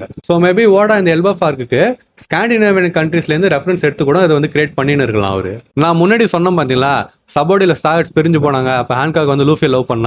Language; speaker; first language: Tamil; native; Tamil